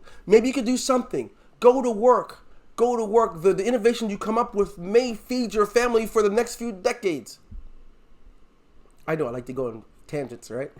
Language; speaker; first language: English; native; English